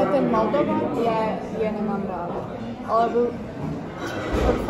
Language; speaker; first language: Czech; non-native, learner; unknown